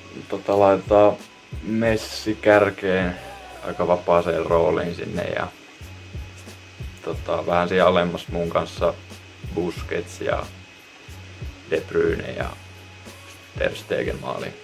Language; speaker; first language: Finnish; native; Finnish